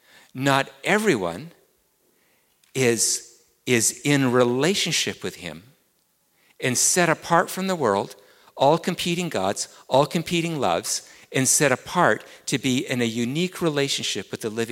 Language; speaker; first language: English; native; English